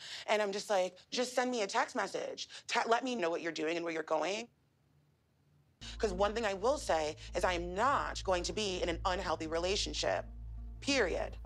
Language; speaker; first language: English; native; English